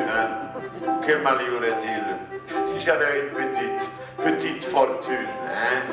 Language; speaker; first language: French; non-native, fluent; German